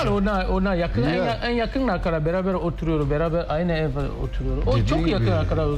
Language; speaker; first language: Turkish; non-native, learner; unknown